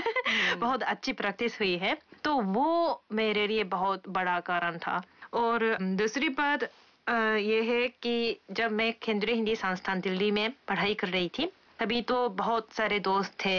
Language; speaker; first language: Hindi; non-native, fluent; Japanese